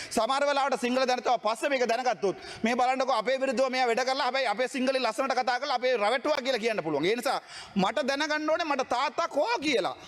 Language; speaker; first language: Sinhala; non-native, local second language; Tamil